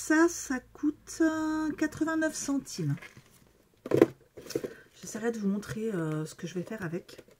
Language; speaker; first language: French; native; French